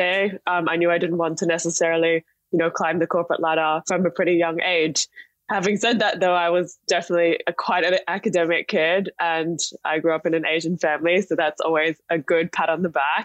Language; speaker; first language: English; native; English